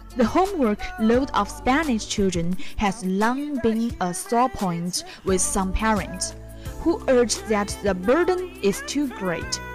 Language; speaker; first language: English; non-native, fluent; Chinese